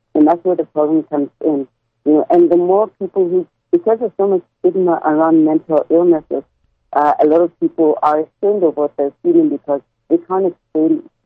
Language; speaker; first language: English; non-native, local second language; Tswana